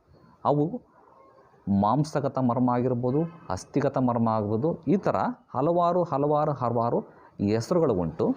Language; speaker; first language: Kannada; native; Kannada